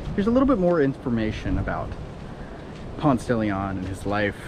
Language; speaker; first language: English; native; English